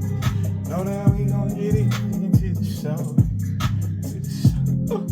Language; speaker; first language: English; native; English